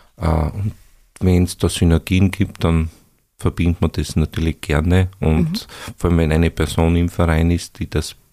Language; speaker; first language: German; native; German